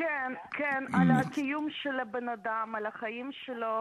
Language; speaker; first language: Hebrew; non-native, fluent; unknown